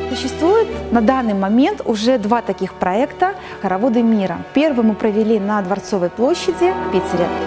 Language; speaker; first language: Russian; native; Russian